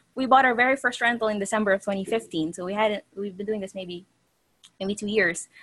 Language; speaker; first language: English; non-native, local second language; Filipino